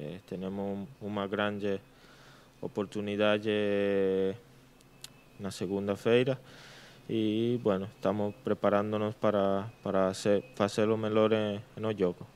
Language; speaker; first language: Portuguese; non-native, learner; Spanish